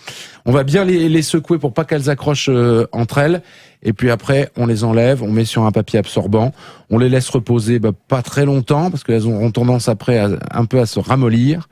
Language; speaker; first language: French; native; French